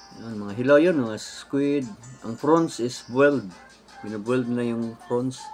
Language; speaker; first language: Filipino; non-native, local second language; Cebuano